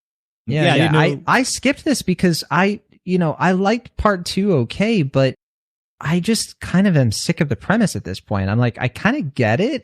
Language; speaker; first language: English; native; English